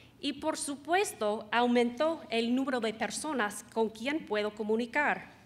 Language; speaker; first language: Spanish; non-native, fluent; English